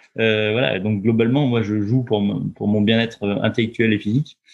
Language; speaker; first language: French; native; French